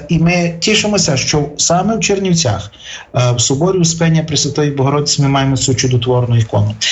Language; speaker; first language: Ukrainian; native; Ukrainian